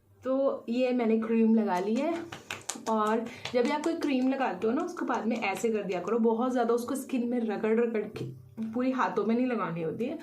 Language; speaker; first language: Hindi; native; Hindi